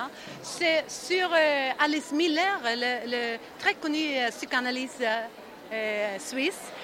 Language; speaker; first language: French; non-native, learner; Swedish